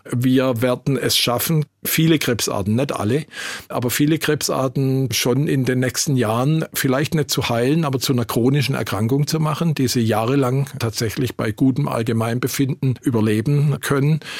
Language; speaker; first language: German; native; German